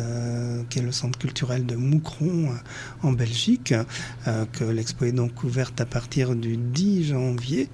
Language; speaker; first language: French; native; French